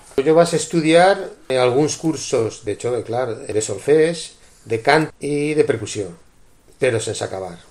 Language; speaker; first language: Spanish; non-native, local second language; Catalan